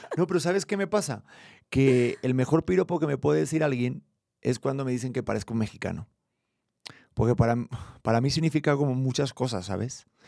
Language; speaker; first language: Spanish; native; Spanish